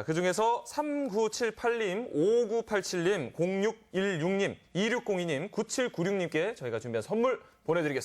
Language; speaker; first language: Korean; native; Korean